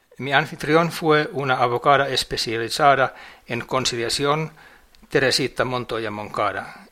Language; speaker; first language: Spanish; non-native, fluent; English